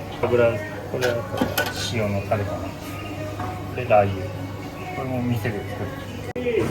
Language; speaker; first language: Japanese; native; Japanese